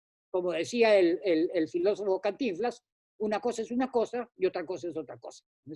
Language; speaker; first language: Spanish; native; Spanish